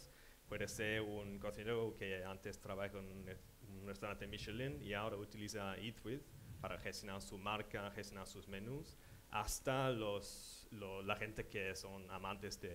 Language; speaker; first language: Spanish; non-native, fluent; English